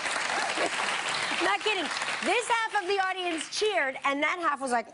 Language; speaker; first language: English; native; English